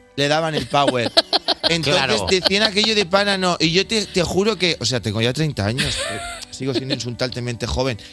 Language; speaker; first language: Spanish; native; Spanish